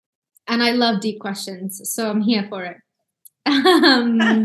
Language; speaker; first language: English; early bilingual, other home language; Arabic